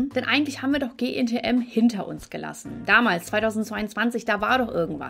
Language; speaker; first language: German; native; German